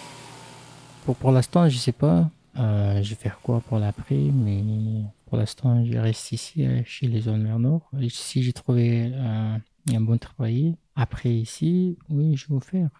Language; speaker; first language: French; non-native, learner; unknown